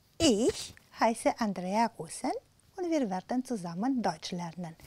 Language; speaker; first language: German; non-native, fluent; Romanian